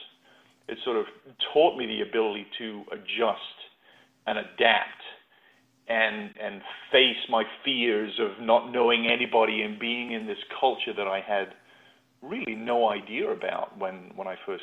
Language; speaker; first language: English; native; English